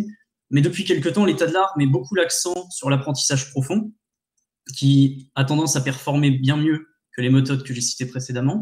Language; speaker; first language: French; native; French